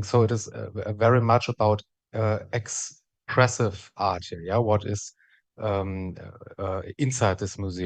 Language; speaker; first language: English; non-native, fluent; German